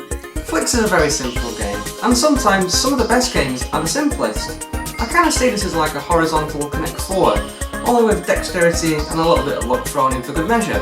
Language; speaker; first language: English; native; English